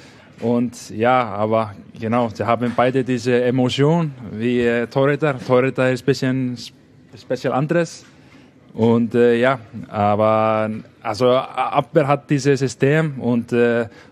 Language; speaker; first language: German; non-native, learner; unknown